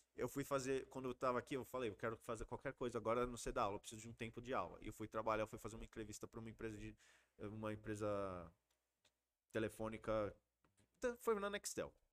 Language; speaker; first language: Portuguese; early bilingual, heritage; Portuguese